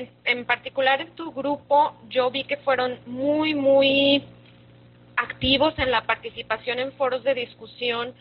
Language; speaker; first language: Spanish; native; Spanish